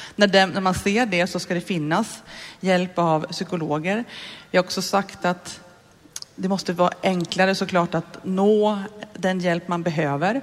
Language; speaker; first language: Swedish; native; Swedish